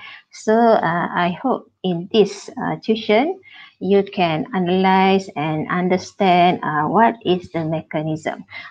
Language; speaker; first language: English; non-native, local second language; Malay